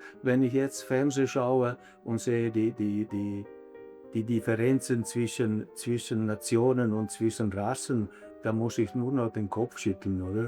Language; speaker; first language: German; early bilingual, other home language; Italian